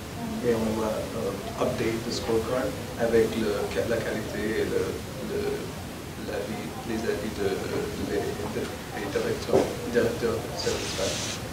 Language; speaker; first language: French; non-native, learner; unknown